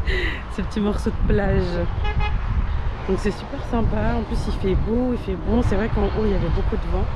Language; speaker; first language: French; native; French